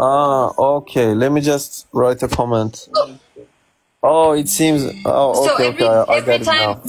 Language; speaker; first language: English; non-native, learner; Turkish